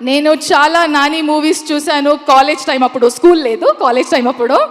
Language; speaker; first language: Telugu; non-native, learner; Kannada